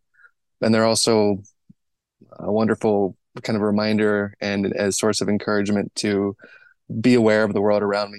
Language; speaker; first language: English; native; English